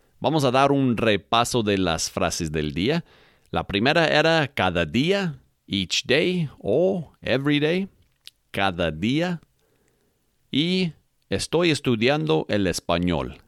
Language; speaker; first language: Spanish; non-native, fluent; English